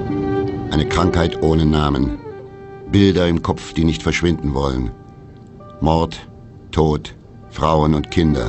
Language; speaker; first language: German; native; German